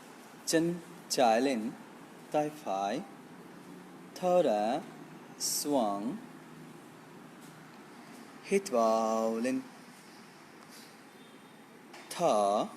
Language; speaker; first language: Vietnamese; non-native, learner; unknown